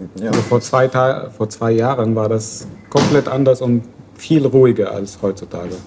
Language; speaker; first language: German; non-native, fluent; Arabic